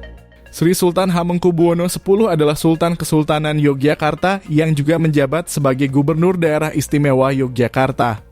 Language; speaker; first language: Indonesian; native; Indonesian